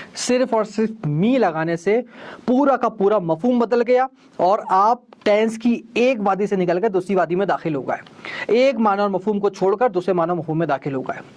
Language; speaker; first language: Urdu; native; Urdu